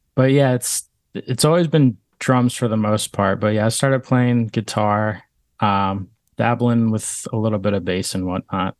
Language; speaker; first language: English; native; English